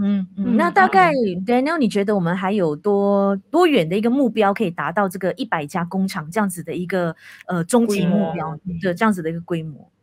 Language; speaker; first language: Chinese; non-native, learner; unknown